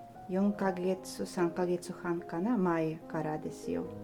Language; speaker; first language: Japanese; non-native, learner; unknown